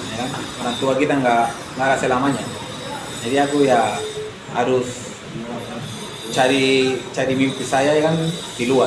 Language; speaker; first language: Indonesian; non-native, fluent; Spanish